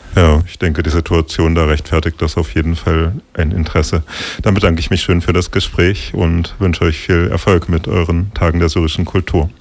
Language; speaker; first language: German; native; German